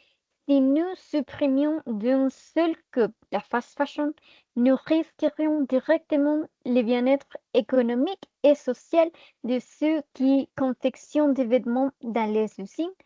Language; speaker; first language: French; non-native, fluent; Spanish